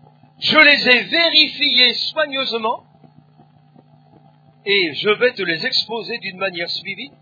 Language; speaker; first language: French; native; French